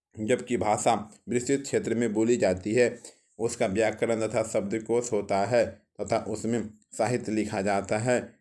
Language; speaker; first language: Hindi; native; Hindi